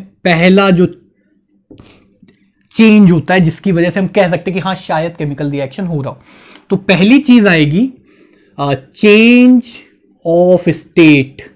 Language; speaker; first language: Hindi; native; Hindi